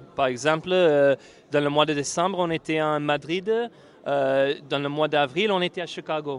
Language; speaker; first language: French; non-native, fluent; English